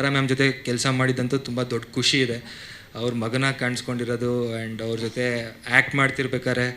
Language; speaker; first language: Kannada; native; Kannada